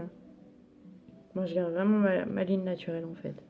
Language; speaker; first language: French; native; French